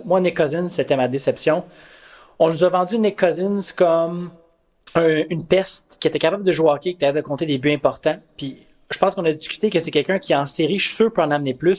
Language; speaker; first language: French; native; French